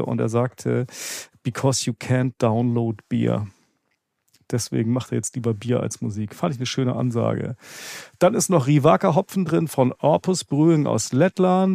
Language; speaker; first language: German; native; German